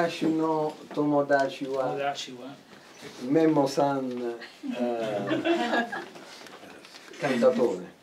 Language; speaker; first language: Japanese; non-native, learner; Italian